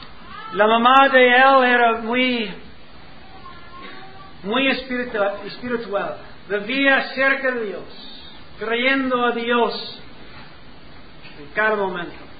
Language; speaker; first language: Spanish; non-native, learner; English